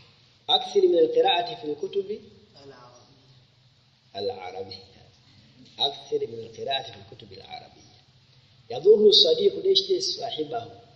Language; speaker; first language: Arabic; non-native, fluent; Swahili